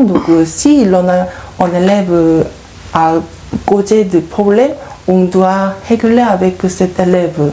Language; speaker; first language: French; non-native, learner; Korean